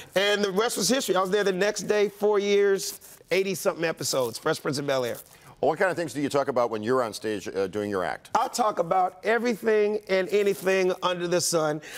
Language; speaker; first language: English; native; English